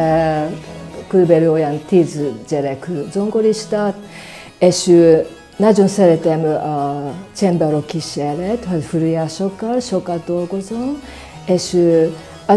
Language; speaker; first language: Hungarian; non-native, learner; Japanese